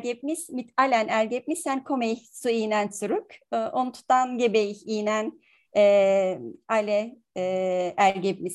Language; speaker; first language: German; non-native, learner; Turkish